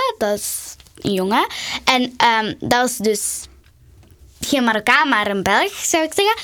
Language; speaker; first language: Dutch; early bilingual, other home language; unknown